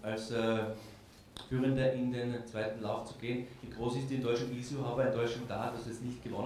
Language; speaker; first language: German; native; German